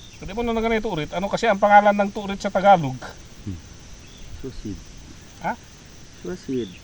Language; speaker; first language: Filipino; native; Filipino